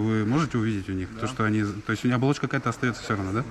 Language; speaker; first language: Russian; native; Russian